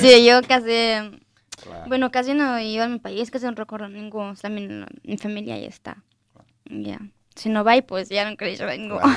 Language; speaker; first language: Catalan; early bilingual, other home language; Arabic